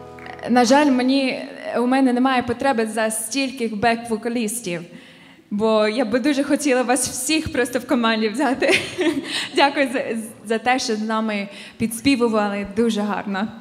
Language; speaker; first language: Ukrainian; non-native, fluent; English